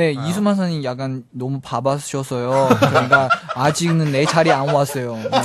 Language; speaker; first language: Korean; non-native, learner; Chinese